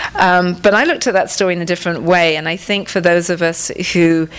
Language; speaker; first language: English; non-native, local second language; Tamil